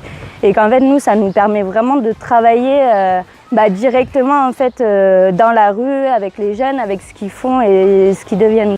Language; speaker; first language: French; native; French